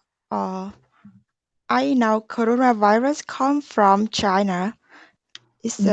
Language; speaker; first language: English; non-native, learner; Vietnamese